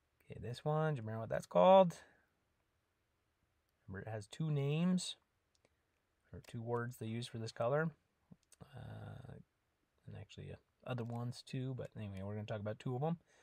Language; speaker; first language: English; native; English